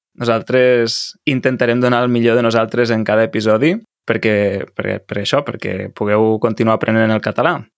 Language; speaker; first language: Catalan; native; Catalan